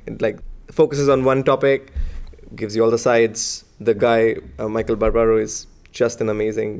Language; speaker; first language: English; non-native, local second language; Hindi